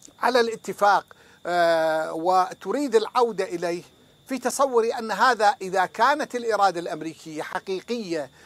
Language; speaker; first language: Arabic; non-native, fluent; Persian